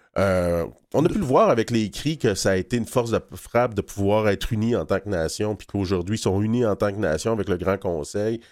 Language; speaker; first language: French; native; French